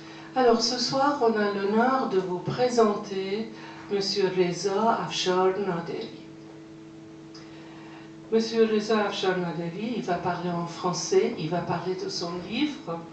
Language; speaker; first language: French; non-native, fluent; Persian